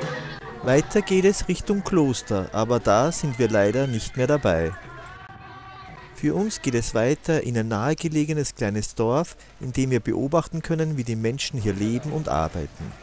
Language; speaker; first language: German; native; German